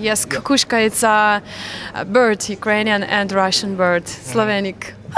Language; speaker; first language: English; non-native, learner; Ukrainian